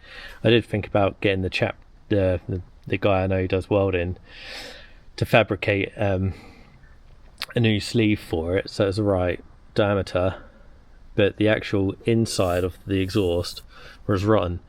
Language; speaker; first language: English; native; English